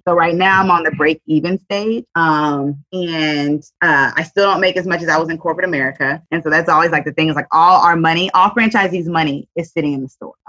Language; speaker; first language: English; native; English